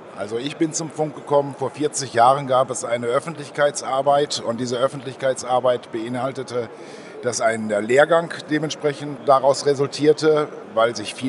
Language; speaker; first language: German; native; German